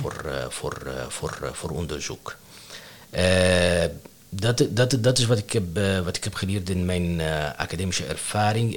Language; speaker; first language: Dutch; non-native, fluent; Arabic